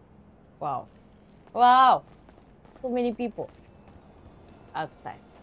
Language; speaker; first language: English; non-native, learner; Japanese